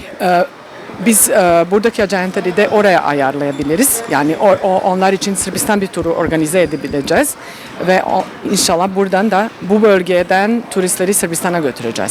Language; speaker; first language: Turkish; non-native, fluent; Serbian